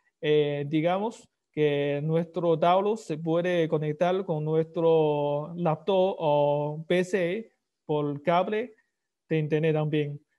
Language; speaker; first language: Spanish; non-native, fluent; Chinese